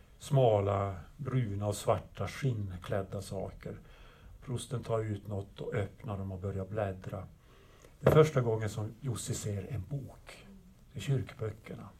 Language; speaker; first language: Swedish; native; Swedish